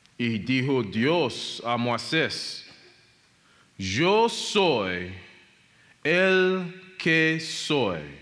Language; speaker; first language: Spanish; non-native, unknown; English